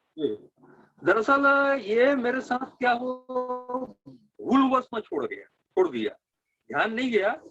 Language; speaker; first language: Hindi; native; Hindi